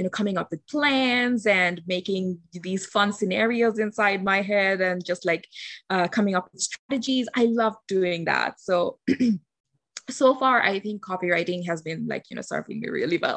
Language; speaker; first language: English; non-native, local second language; Bangla